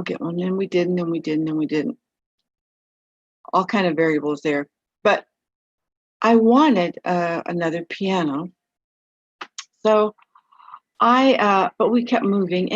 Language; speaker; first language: English; native; English